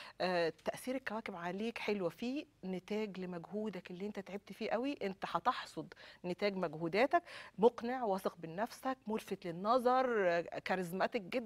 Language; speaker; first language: Arabic; native; Arabic